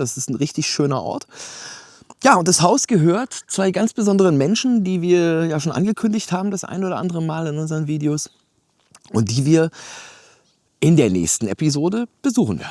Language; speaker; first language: German; native; German